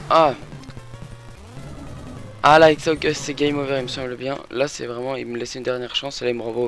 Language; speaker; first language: French; native; French